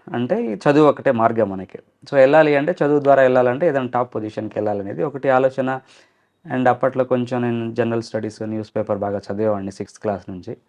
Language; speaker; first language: Telugu; non-native, local second language; Lambadi